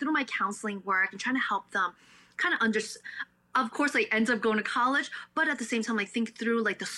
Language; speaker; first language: English; early bilingual, other home language; Cantonese